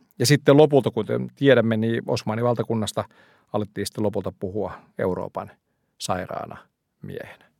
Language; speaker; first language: Finnish; native; Finnish